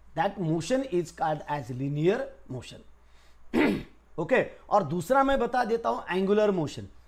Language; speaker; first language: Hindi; non-native, local second language; Marathi